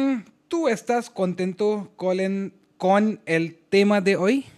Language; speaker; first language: Spanish; non-native, learner; Hindi